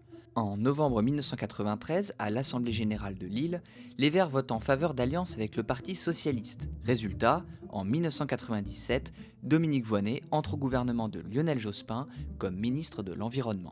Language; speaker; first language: French; native; French